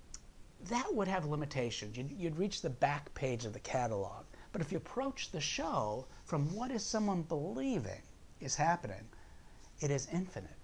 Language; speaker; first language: English; native; English